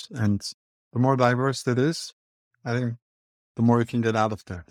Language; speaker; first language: English; non-native, fluent; Turkish